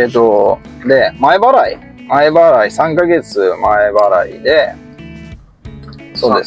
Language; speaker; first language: Japanese; native; Japanese